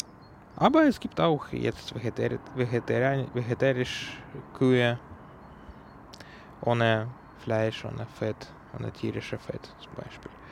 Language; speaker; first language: German; non-native, learner; Ukrainian